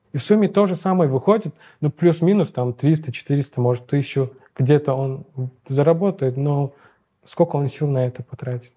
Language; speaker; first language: Russian; non-native, local second language; Uzbek